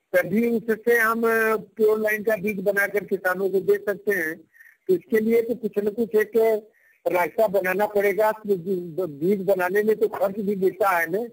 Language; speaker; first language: Hindi; native; Hindi